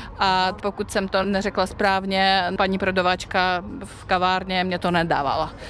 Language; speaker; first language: Czech; non-native, fluent; Russian